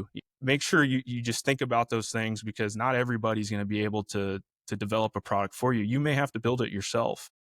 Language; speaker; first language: English; native; English